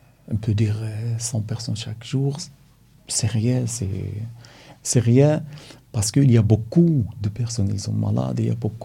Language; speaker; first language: French; non-native, learner; Arabic